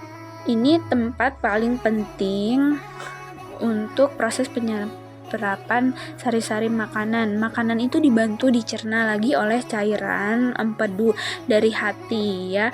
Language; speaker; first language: Indonesian; native; Indonesian